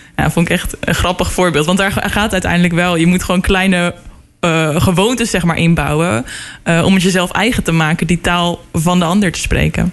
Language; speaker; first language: Dutch; native; Dutch